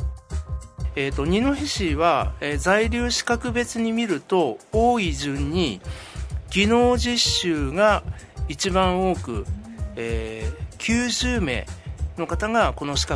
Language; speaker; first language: Japanese; native; Japanese